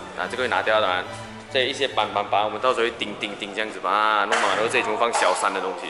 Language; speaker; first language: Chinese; native; Chinese